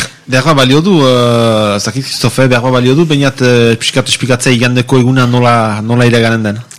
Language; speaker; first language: Basque; native; Basque